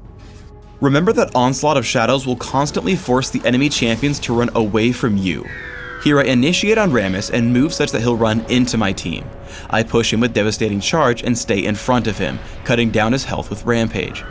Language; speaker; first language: English; native; English